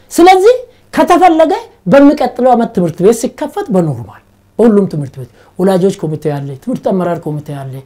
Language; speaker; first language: Amharic; non-native, local second language; Oromo